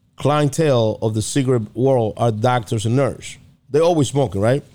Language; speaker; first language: English; non-native, fluent; Spanish